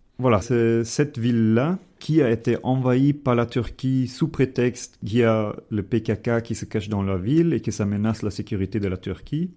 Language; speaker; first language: French; non-native, fluent; German